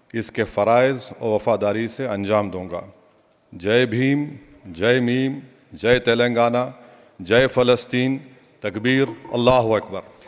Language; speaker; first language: Urdu; native; Urdu